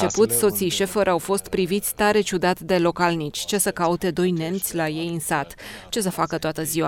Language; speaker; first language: Romanian; native; Romanian